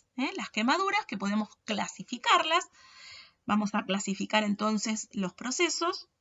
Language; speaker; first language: Spanish; native; Spanish